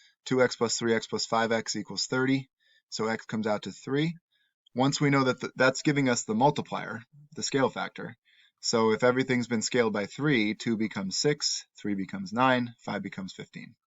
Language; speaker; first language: English; native; English